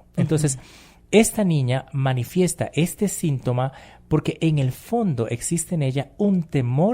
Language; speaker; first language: Spanish; native; Spanish